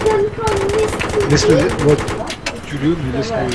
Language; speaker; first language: French; native; French